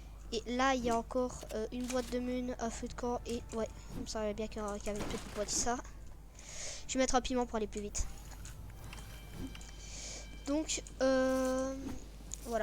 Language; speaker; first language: French; native; French